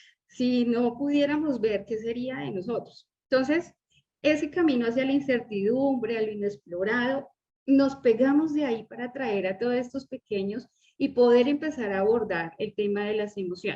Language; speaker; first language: Spanish; native; Spanish